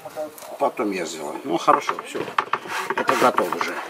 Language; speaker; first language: Russian; non-native, local second language; Armenian